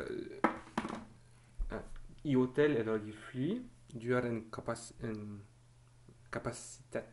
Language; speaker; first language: Norwegian; non-native, fluent; French